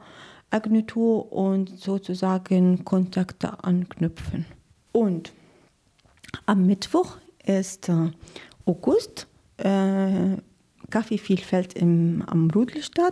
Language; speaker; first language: German; non-native, learner; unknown